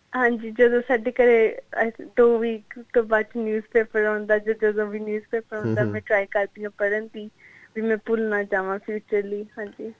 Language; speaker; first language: Punjabi; early bilingual, other home language; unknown